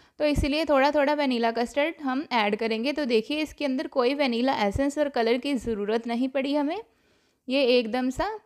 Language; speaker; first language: Hindi; non-native, local second language; Punjabi